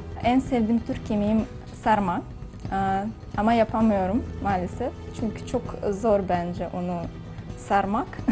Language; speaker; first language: Turkish; non-native, learner; Russian